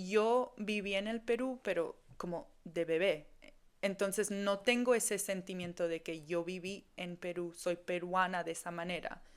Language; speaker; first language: Spanish; early bilingual, heritage; Spanish